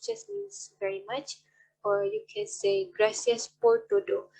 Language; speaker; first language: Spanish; non-native, learner; Malay